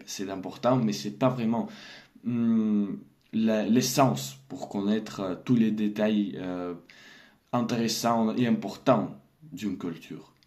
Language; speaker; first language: French; non-native, learner; Russian